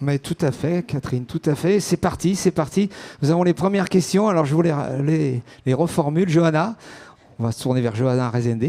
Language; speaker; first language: French; native; French